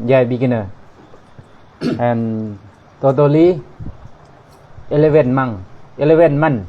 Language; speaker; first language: English; non-native, learner; Thai